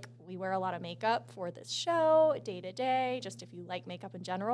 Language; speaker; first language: English; native; English